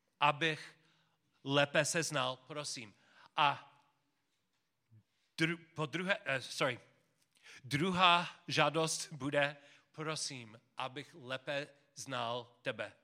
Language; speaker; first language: Czech; non-native, learner; English